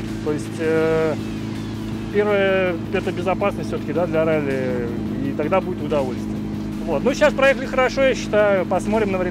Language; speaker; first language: Russian; native; Russian